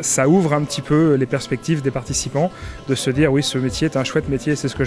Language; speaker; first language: French; native; French